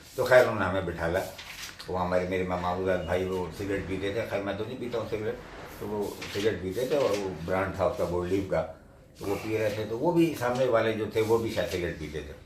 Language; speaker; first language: Urdu; native; Urdu